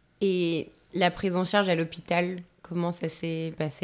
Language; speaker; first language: French; native; French